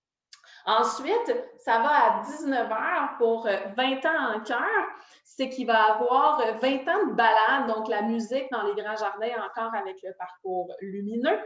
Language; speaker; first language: French; native; French